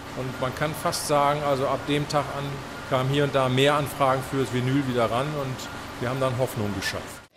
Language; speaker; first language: German; native; German